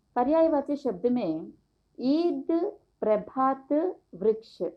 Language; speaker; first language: Hindi; non-native, local second language; Telugu